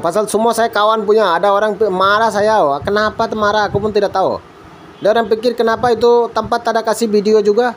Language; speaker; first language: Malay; non-native, learner; Bangla